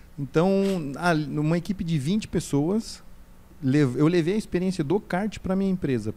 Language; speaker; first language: Portuguese; native; Portuguese